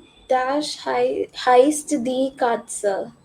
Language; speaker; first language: German; non-native, learner; English